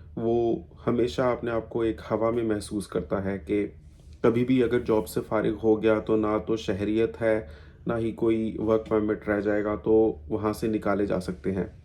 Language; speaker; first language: Urdu; native; Urdu